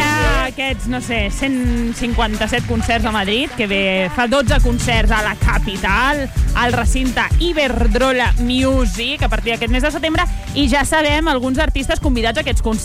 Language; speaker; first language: Catalan; native; Catalan